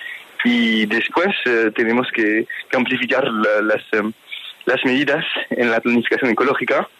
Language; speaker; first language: Spanish; non-native, fluent; French